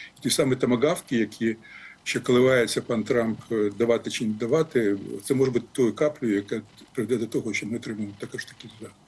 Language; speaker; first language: Ukrainian; native; Ukrainian